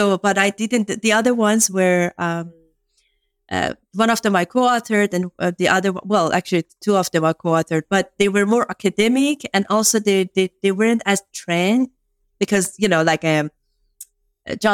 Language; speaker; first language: English; non-native, fluent; Persian